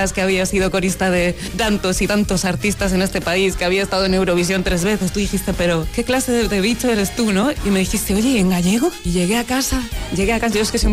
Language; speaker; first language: Spanish; non-native, local second language; Galician